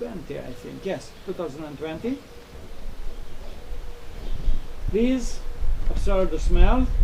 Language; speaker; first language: English; non-native, learner; Romanian